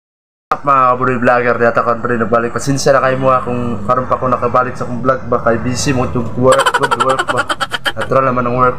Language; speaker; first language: Filipino; non-native, local second language; Cebuano